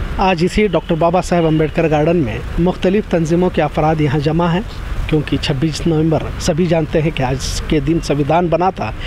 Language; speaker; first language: Hindi; native; Hindi